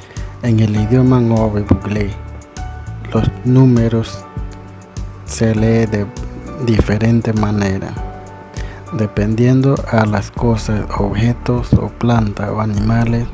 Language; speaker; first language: Spanish; non-native, local second language; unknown